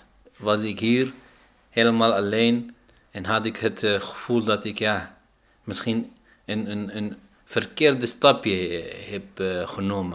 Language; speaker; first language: Dutch; non-native, fluent; Arabic